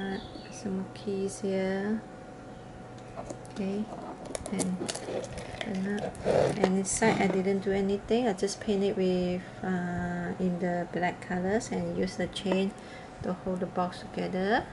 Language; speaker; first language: English; non-native, learner; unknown